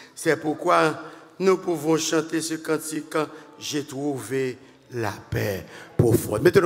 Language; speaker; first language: French; non-native, local second language; Haitian Creole